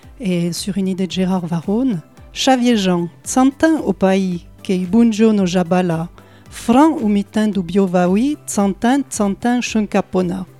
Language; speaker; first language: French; native; French